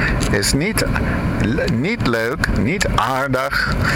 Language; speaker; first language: Dutch; non-native, learner; English